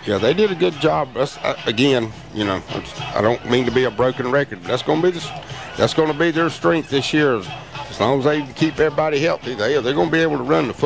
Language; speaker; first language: English; native; English